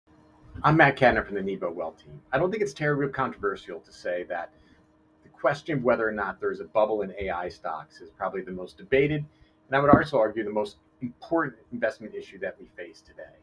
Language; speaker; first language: English; native; English